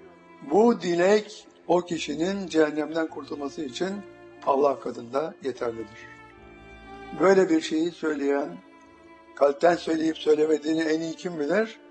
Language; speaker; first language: Turkish; native; Turkish